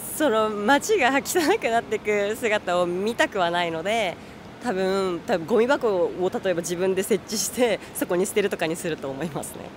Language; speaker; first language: Japanese; native; Japanese